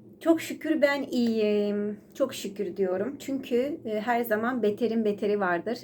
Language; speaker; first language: Turkish; native; Turkish